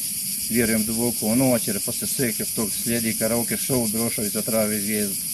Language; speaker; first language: Bosnian; native; Bosnian